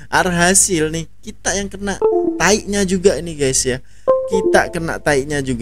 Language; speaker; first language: Indonesian; native; Indonesian